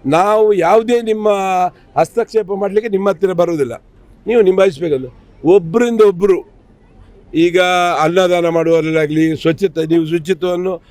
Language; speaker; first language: Kannada; native; Kannada